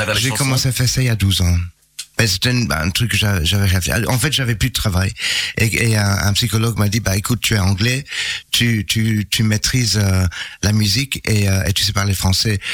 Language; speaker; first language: French; non-native, fluent; English